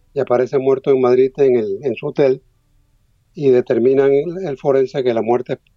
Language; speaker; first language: Spanish; native; Spanish